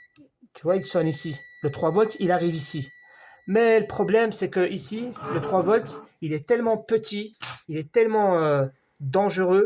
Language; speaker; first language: French; native; French